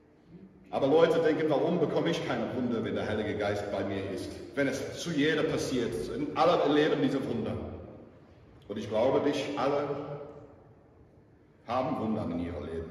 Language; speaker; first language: German; non-native, fluent; English